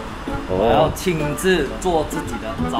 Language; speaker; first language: Chinese; native; Chinese